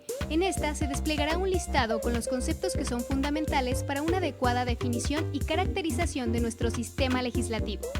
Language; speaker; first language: Spanish; native; Spanish